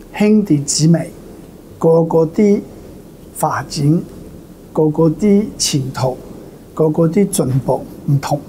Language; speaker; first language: Cantonese; non-native, fluent; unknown